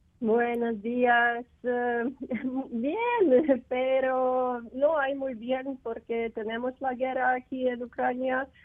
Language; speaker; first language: Spanish; non-native, learner; Ukrainian